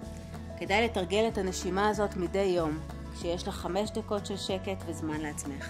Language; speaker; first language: Hebrew; native; Hebrew